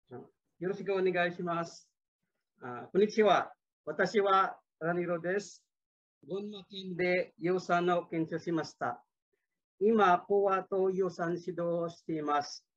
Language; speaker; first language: Japanese; non-native, learner; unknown